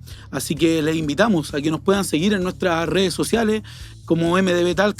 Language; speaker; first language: Spanish; native; Spanish